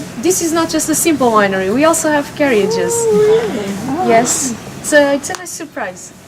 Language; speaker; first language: English; non-native, fluent; Portuguese